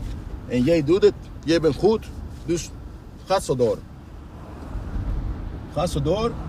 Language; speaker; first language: Dutch; non-native, learner; Spanish